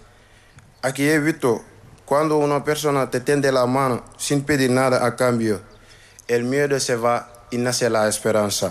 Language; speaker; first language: Spanish; non-native, fluent; Wolof